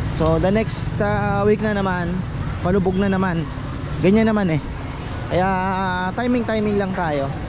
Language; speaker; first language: Filipino; native; Filipino